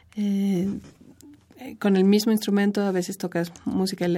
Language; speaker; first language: Spanish; native; Spanish